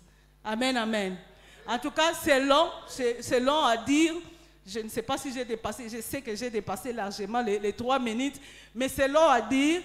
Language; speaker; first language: French; non-native, local second language; Lingala